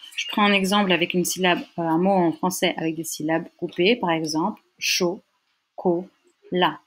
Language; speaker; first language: French; native; French